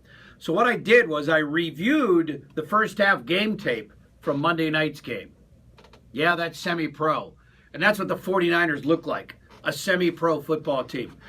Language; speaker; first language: English; native; English